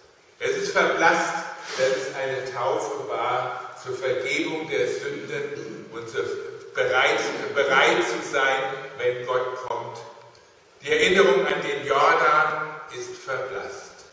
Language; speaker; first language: German; native; German